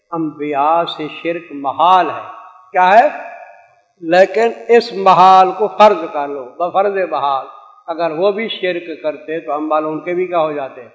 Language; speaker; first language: Urdu; non-native, local second language; Saraiki